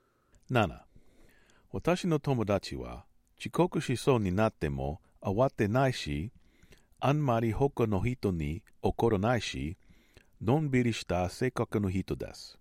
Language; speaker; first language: Japanese; non-native, learner; English